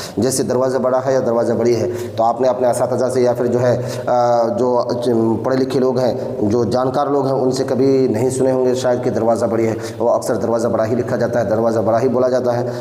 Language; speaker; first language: Urdu; native; Urdu